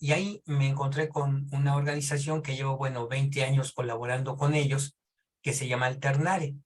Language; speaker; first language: Spanish; native; Spanish